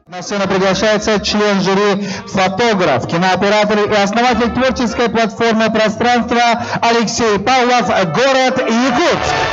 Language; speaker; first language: Russian; native; Russian